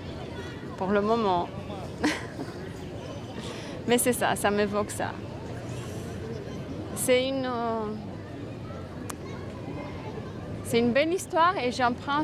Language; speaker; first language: French; non-native, fluent; Romanian